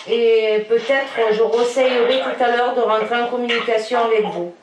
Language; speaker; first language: French; native; French